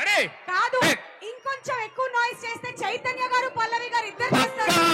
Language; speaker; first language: Telugu; native; Telugu